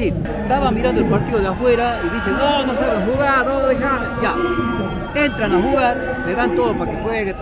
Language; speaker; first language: Spanish; native; Spanish